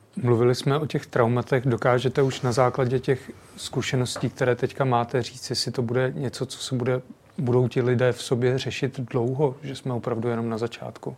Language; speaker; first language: Czech; native; Czech